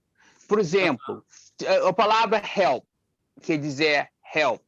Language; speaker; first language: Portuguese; non-native, fluent; English